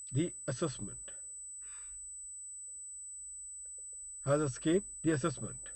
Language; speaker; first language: English; non-native, local second language; Hindi